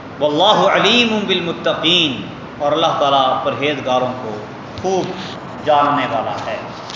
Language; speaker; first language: Urdu; non-native, local second language; Punjabi